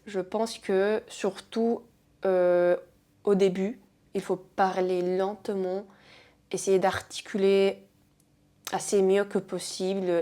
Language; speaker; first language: French; non-native, fluent; Spanish